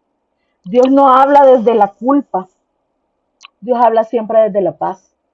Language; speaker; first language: Spanish; native; Spanish